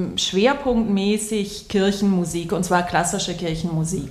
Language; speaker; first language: German; native; German